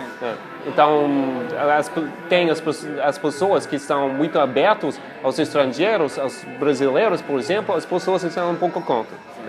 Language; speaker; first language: Portuguese; non-native, fluent; English